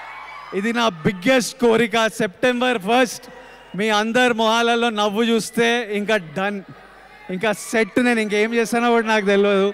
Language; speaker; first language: Telugu; native; Telugu